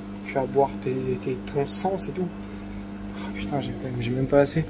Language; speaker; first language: French; native; French